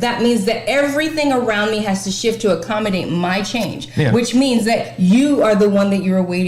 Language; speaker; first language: English; native; English